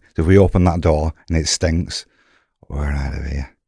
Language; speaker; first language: English; native; English